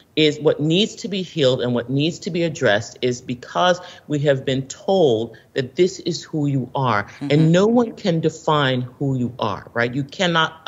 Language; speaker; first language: English; native; English